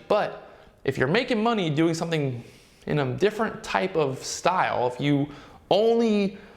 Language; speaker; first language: English; native; English